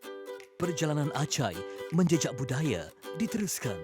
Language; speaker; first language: Malay; native; Malay